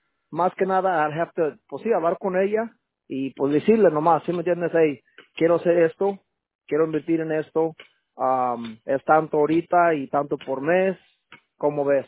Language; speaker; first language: Spanish; early bilingual, heritage; Spanish